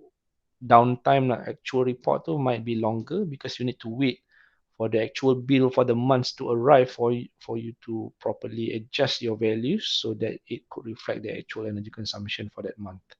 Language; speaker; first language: English; non-native, local second language; Malay